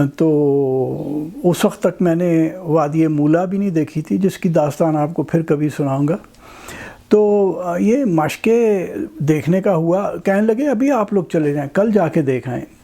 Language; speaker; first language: Urdu; non-native, local second language; Punjabi